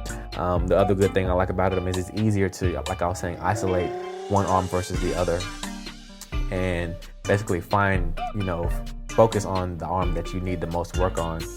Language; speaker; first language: English; native; English